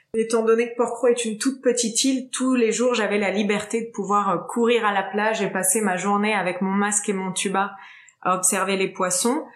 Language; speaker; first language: French; native; French